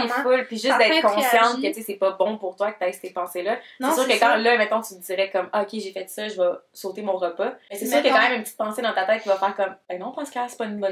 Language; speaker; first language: French; native; French